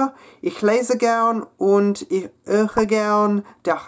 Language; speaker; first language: German; non-native, learner; English